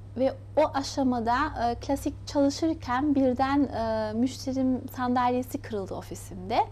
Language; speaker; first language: Turkish; early bilingual, heritage; Turkish